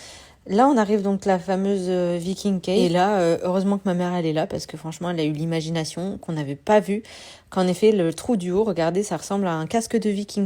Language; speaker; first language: French; native; French